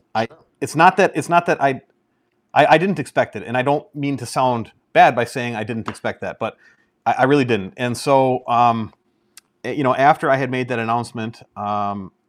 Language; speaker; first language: English; native; English